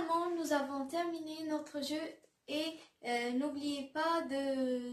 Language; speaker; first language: French; non-native, local second language; Arabic